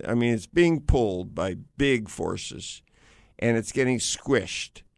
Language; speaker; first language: English; native; English